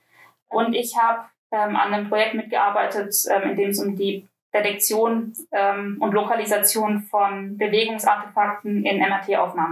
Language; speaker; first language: German; native; German